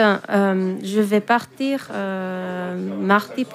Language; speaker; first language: French; non-native, fluent; Finnish